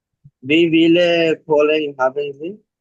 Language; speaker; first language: German; non-native, learner; Bangla